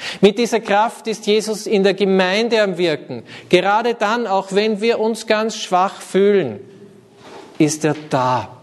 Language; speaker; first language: German; native; German